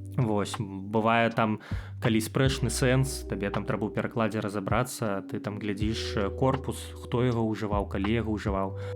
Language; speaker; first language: Belarusian; non-native, local second language; Russian